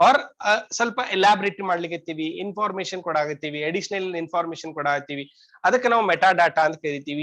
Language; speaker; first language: Kannada; native; Kannada